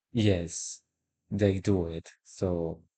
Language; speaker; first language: English; non-native, learner; Spanish